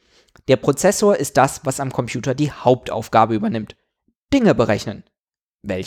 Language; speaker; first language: German; native; German